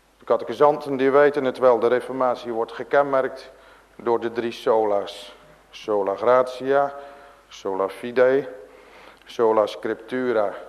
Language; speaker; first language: Dutch; native; Dutch